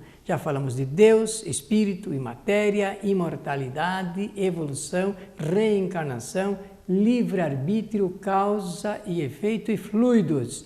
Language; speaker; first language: Portuguese; native; Portuguese